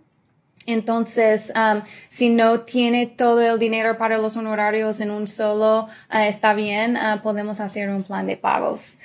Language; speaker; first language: Spanish; early bilingual, other home language; English